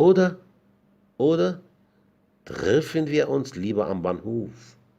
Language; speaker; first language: German; non-native, fluent; Arabic